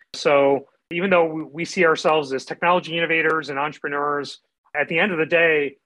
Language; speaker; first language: English; native; English